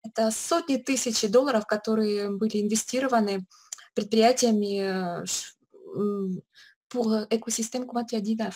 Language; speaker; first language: Russian; native; Russian